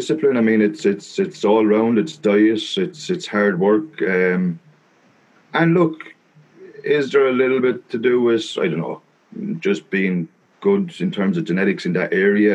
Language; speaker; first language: English; native; English